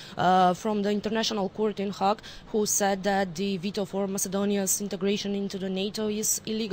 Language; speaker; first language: English; non-native, fluent; Macedonian